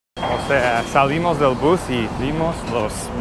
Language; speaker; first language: Spanish; non-native, fluent; English